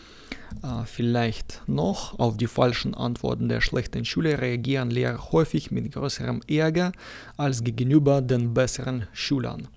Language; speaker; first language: German; non-native, fluent; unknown